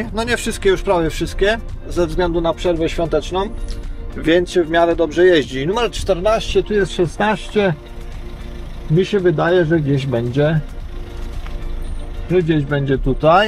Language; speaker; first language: Polish; native; Polish